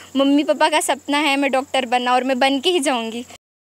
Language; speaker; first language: Hindi; non-native, local second language; Kannada